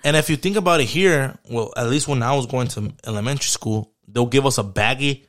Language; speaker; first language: English; early bilingual, other home language; Spanish